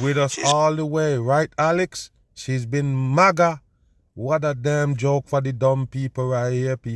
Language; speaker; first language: English; native; English